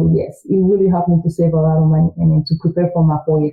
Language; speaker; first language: English; early bilingual, other home language; French